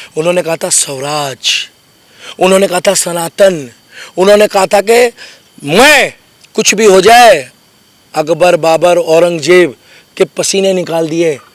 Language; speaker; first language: Hindi; native; Hindi